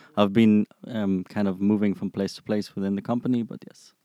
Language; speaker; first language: English; non-native, fluent; German